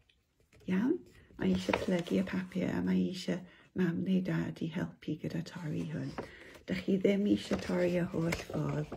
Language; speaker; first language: Welsh; non-native, local second language; English